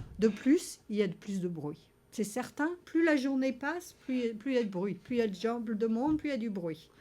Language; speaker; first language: French; native; French